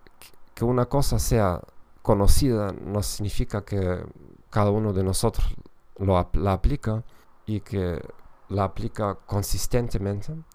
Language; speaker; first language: Spanish; non-native, fluent; German